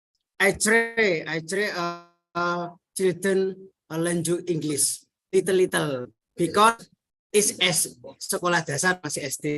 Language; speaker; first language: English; non-native, learner; Indonesian